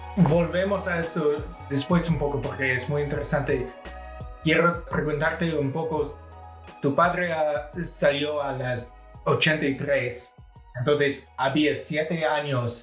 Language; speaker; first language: Spanish; non-native, fluent; English